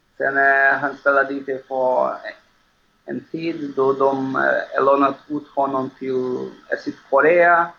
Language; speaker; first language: Swedish; non-native, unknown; Portuguese